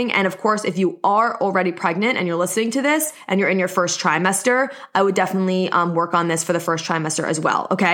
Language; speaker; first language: English; native; English